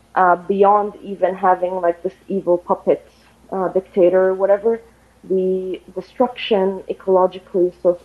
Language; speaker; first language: English; non-native, fluent; Arabic